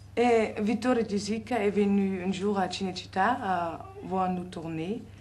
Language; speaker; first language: French; non-native, fluent; German